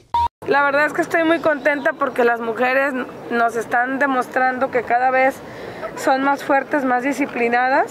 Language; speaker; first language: Spanish; native; Spanish